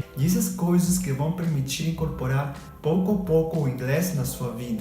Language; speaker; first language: Portuguese; non-native, fluent; Spanish